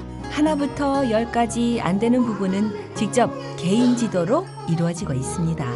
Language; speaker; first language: Korean; native; Korean